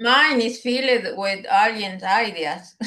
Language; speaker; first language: English; non-native, learner; Spanish